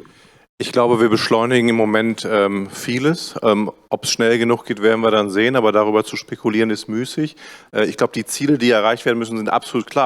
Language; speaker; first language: German; native; German